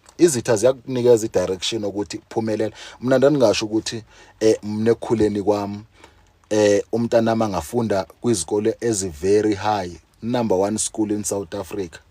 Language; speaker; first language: Zulu; non-native, local second language; Xhosa